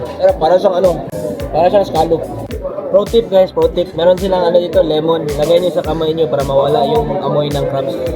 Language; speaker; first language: Filipino; non-native, local second language; Cebuano